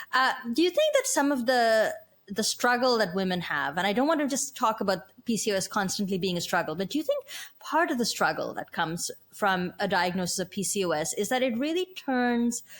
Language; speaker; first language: English; native; English